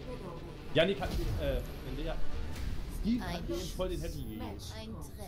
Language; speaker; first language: German; native; German